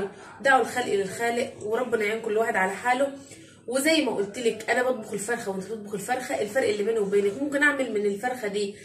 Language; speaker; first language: Arabic; native; Arabic